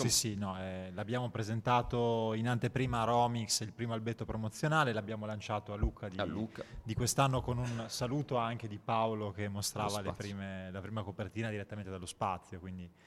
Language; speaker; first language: Italian; native; Italian